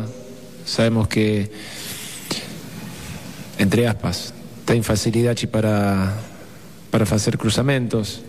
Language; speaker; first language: Portuguese; non-native, fluent; Spanish